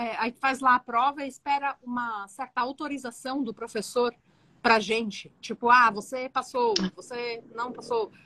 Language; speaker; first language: Portuguese; native; Portuguese